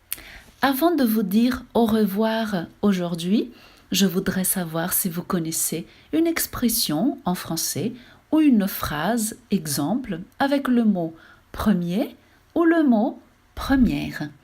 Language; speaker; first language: French; non-native, fluent; Portuguese